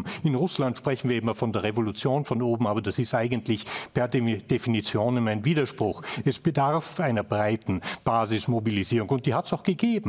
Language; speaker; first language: German; native; German